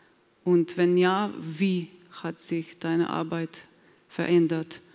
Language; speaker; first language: German; non-native, fluent; Slovenian